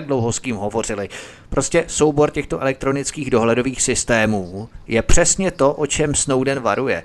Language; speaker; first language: Czech; native; Czech